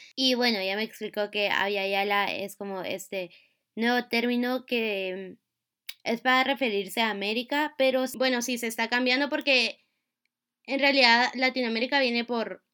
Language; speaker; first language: Spanish; native; Spanish